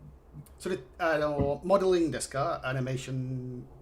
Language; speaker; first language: Japanese; non-native, fluent; English